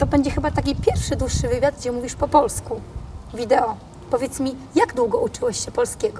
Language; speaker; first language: Polish; native; Polish